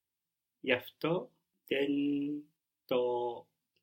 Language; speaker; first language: Greek; non-native, learner; English